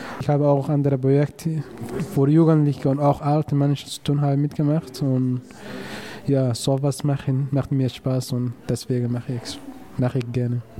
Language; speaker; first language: German; non-native, fluent; Somali